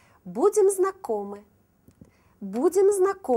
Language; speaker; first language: Russian; non-native, fluent; Turkish